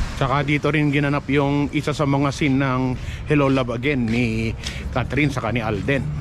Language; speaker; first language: Filipino; native; Filipino